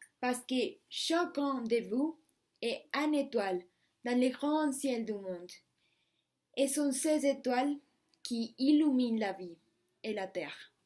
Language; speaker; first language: French; non-native, learner; Spanish